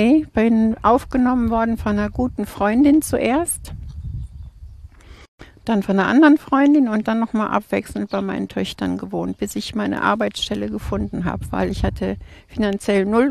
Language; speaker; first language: German; native; German